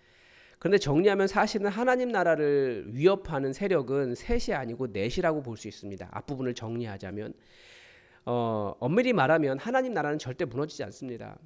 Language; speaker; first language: Korean; native; Korean